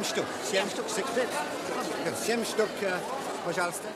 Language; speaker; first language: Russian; non-native, learner; English